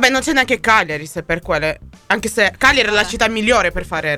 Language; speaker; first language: Italian; native; Italian